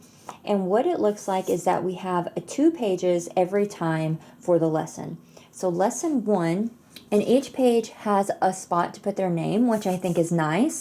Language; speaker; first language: English; native; English